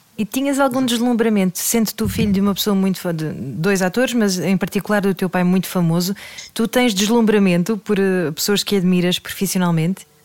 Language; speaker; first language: Portuguese; native; Portuguese